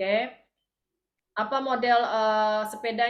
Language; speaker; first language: Indonesian; native; Indonesian